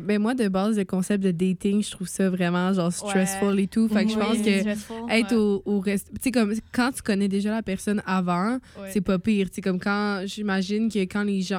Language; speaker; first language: French; native; French